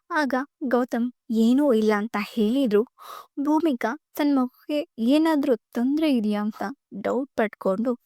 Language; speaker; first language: Kannada; native; Kannada